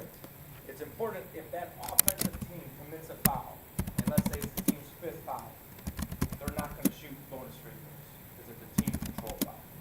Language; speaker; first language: English; native; English